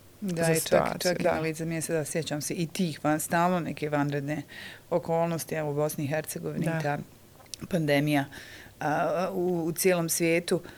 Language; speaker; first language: Bosnian; native; Bosnian